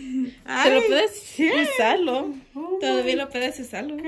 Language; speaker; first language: Spanish; early bilingual, heritage; English